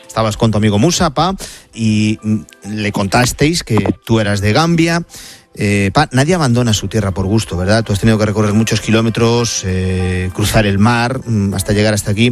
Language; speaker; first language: Spanish; native; Spanish